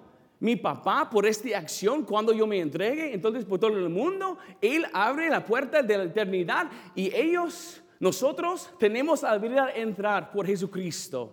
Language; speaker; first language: Spanish; non-native, fluent; English